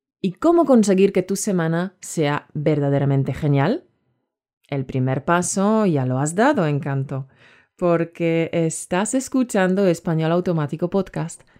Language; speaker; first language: Spanish; native; Spanish